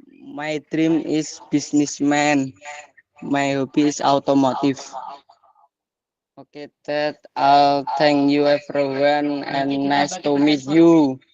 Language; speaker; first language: English; non-native, learner; Indonesian